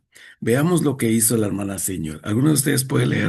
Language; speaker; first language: Spanish; native; Spanish